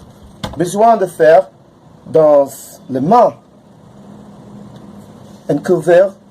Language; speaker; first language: French; non-native, learner; Portuguese